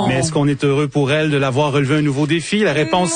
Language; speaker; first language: French; native; French